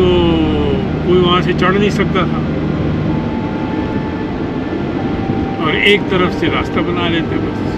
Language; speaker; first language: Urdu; non-native, local second language; Punjabi